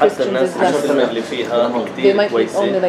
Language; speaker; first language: English; non-native, learner; Arabic